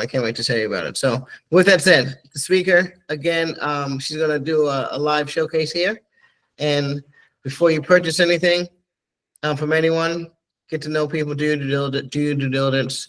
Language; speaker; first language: English; native; English